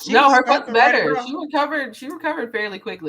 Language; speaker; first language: English; native; English